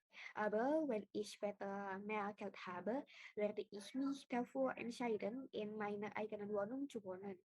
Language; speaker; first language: German; non-native, learner; Indonesian